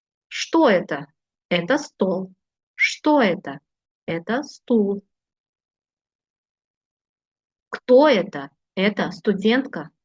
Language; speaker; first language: Russian; non-native, fluent; Uzbek